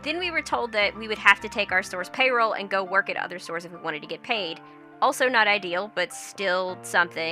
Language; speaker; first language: English; native; English